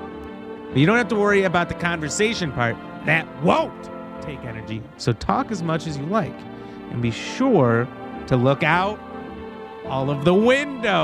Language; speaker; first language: English; native; English